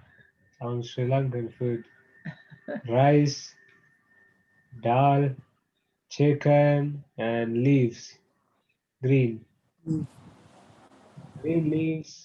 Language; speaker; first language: English; non-native, fluent; Sinhala